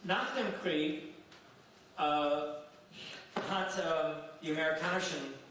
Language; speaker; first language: German; non-native, fluent; English